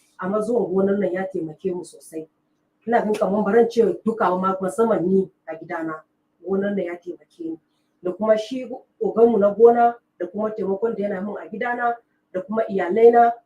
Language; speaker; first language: Hausa; non-native, local second language; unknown